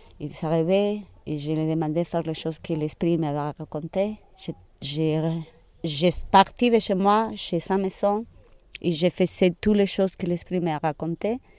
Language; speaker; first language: French; non-native, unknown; Spanish